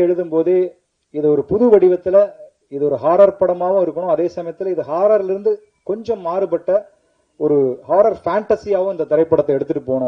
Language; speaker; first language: Tamil; native; Tamil